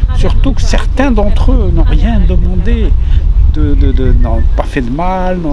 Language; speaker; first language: French; non-native, local second language; Arabic